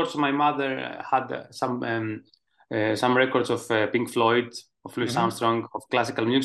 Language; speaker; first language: English; non-native, fluent; Greek